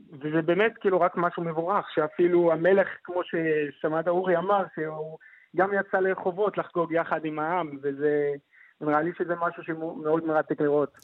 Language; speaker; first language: Hebrew; non-native, fluent; Arabic